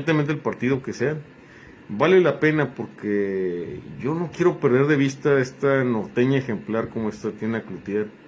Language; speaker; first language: Spanish; native; Spanish